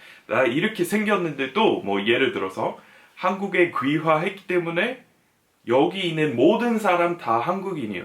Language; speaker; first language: Korean; non-native, fluent; English